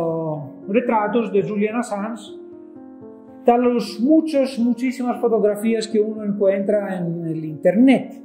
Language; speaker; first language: Spanish; non-native, fluent; Greek